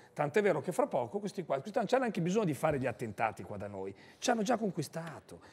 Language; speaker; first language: Italian; native; Italian